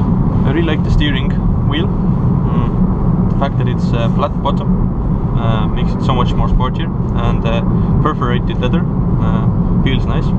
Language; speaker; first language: English; non-native, fluent; Estonian